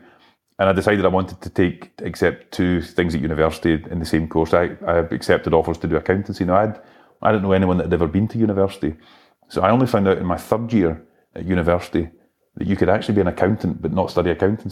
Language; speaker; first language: English; native; English